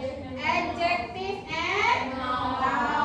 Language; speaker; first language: English; non-native, learner; Indonesian